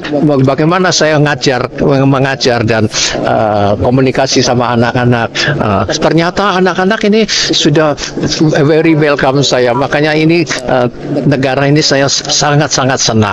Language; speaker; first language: Indonesian; non-native, learner; Cantonese